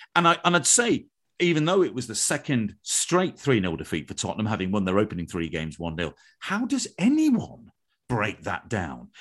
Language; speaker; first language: English; native; English